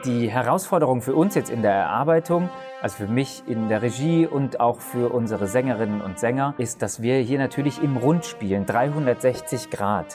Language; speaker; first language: German; native; German